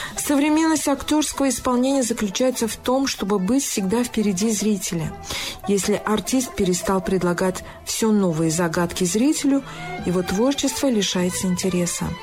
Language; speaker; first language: Russian; non-native, local second language; Tajik